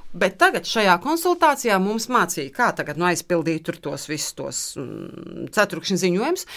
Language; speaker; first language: Latvian; native; Latvian